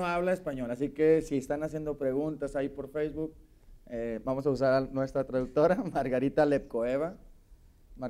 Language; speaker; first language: Spanish; native; Spanish